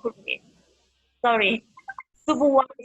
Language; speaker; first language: English; non-native, learner; Thai